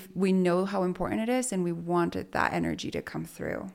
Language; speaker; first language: English; early bilingual, other home language; Spanish